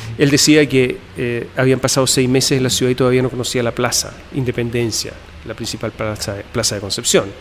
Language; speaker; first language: Spanish; native; Spanish